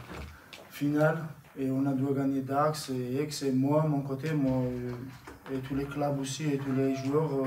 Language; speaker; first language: French; non-native, learner; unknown